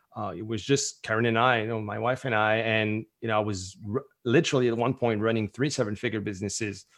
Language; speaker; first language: English; non-native, fluent; French